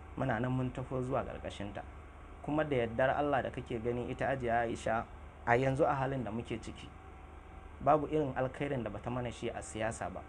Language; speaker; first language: Hausa; native; Hausa